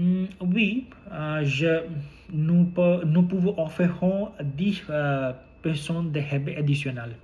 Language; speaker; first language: French; non-native, learner; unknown